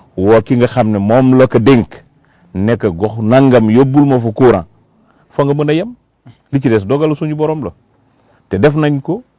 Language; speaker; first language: Wolof; non-native, local second language; Fula